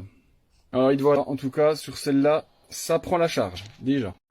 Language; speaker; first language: French; native; French